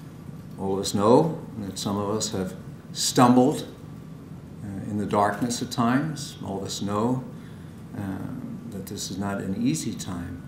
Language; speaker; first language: English; native; English